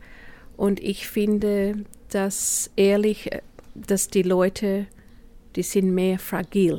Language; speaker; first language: German; non-native, fluent; English